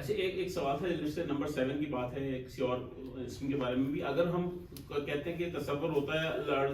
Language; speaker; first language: Urdu; native; Urdu